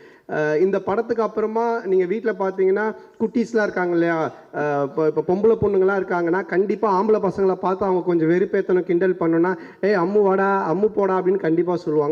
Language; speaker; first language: Tamil; native; Tamil